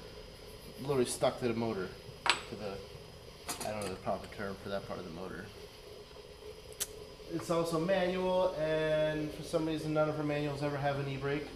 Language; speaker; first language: English; native; English